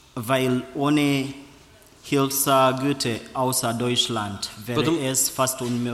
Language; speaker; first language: German; non-native, learner; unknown